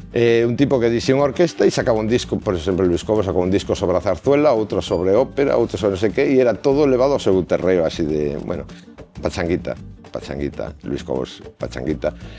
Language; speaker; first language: Galician; non-native, local second language; Spanish